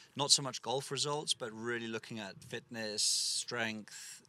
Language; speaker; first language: English; native; English